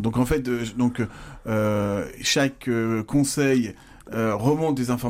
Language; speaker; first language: French; native; French